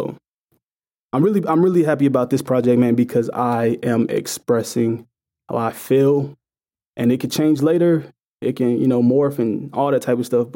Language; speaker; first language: English; native; English